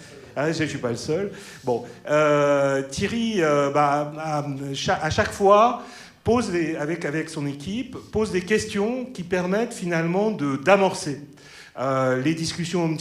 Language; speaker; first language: French; native; French